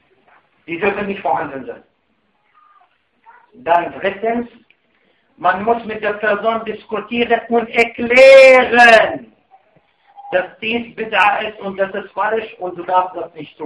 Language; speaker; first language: German; non-native, fluent; Arabic